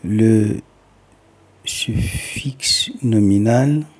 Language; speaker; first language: French; non-native, learner; Arabic